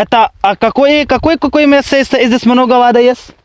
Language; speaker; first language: Russian; non-native, learner; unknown